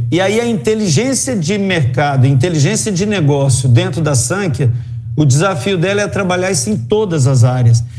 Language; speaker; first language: Portuguese; native; Portuguese